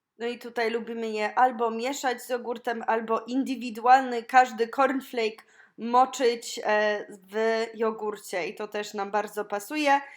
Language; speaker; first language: Polish; native; Polish